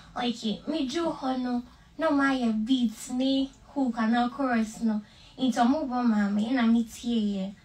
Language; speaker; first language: English; non-native, local second language; Akan